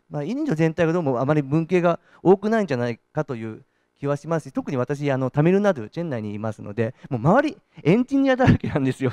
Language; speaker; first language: Japanese; native; Japanese